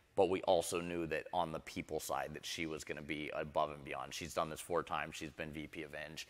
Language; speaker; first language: English; native; English